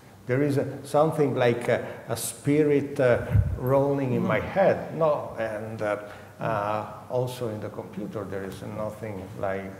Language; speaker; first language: English; non-native, fluent; Italian